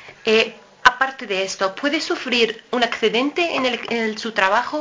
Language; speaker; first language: Spanish; native; Spanish